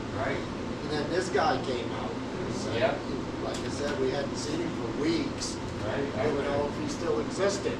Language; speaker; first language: English; native; English